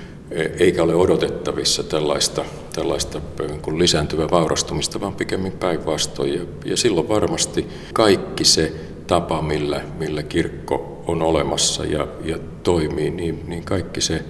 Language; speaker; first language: Finnish; native; Finnish